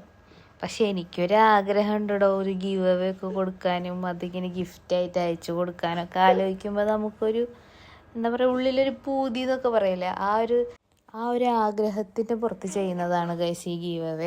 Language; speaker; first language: Malayalam; native; Malayalam